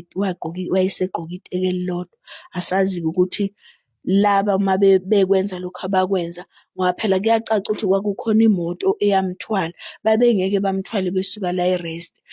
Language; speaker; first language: Zulu; native; Zulu